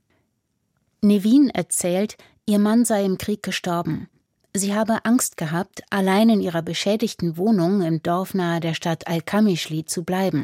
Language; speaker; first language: German; native; German